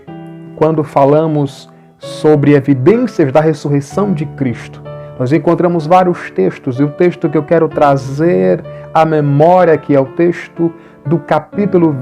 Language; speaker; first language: Portuguese; native; Portuguese